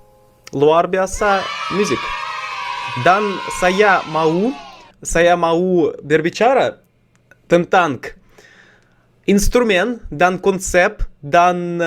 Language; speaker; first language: Indonesian; non-native, learner; English